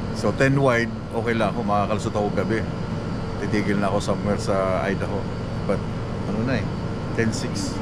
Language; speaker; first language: Filipino; native; Filipino